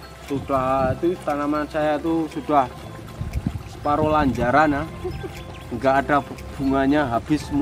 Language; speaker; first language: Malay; non-native, local second language; Javanese